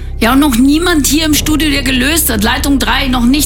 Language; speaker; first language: German; native; German